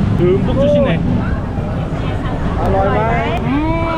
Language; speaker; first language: Thai; non-native, learner; Korean